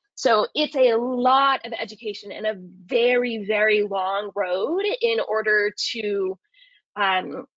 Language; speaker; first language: English; native; English